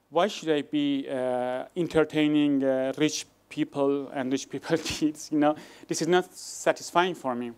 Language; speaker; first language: English; non-native, fluent; Persian